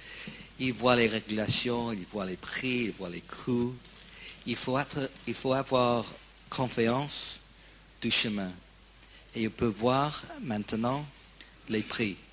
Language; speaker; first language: French; non-native, fluent; English